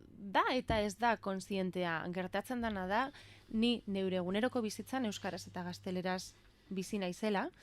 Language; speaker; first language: Basque; non-native, local second language; Spanish